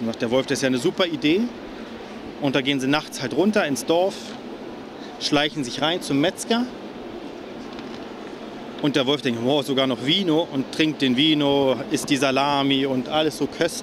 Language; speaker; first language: German; native; German